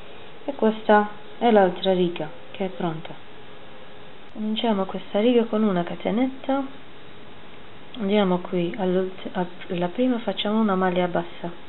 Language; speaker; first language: Italian; non-native, fluent; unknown